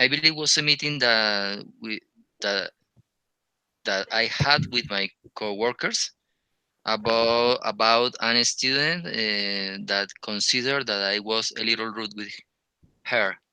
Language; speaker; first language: English; non-native, learner; Spanish